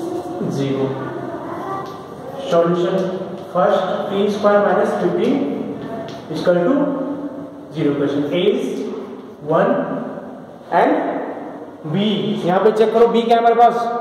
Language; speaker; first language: Hindi; native; Hindi